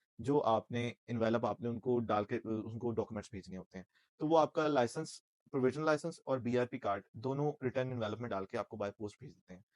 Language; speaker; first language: Urdu; non-native, local second language; Punjabi